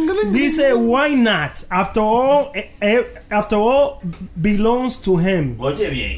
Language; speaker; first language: English; early bilingual, other home language; Spanish